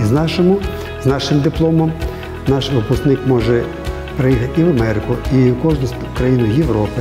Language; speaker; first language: Ukrainian; non-native, local second language; Russian